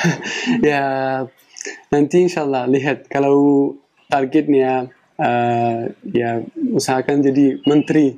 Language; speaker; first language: Indonesian; non-native, fluent; Pashto